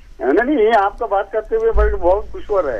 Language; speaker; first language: Hindi; non-native, local second language; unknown